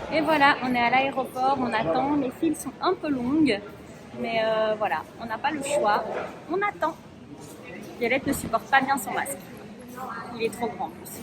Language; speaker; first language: French; native; French